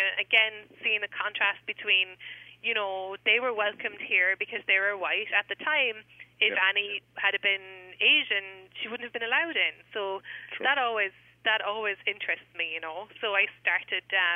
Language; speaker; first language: English; native; English